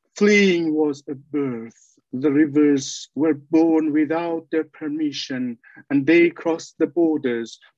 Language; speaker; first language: English; non-native, fluent; Persian